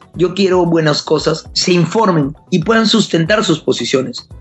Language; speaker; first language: Spanish; native; Spanish